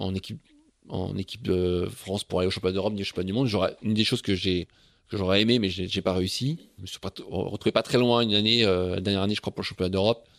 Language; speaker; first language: French; native; French